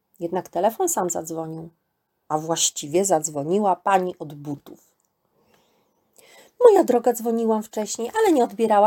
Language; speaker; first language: Polish; native; Polish